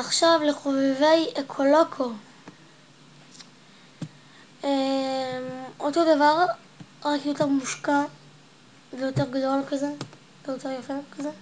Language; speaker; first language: Hebrew; native; Hebrew